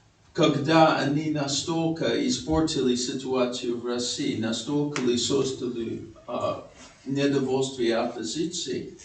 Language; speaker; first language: Russian; non-native, fluent; English